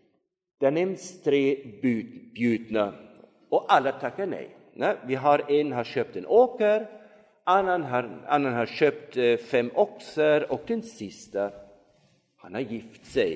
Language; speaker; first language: Swedish; non-native, fluent; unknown